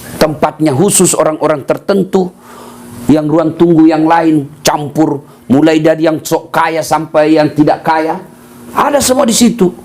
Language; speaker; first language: Indonesian; non-native, local second language; Buginese